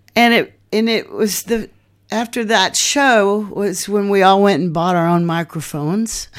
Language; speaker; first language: English; native; English